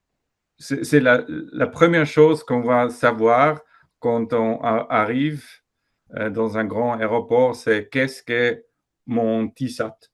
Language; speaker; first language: French; non-native, fluent; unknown